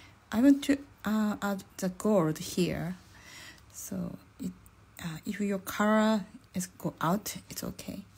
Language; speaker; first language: English; non-native, learner; Japanese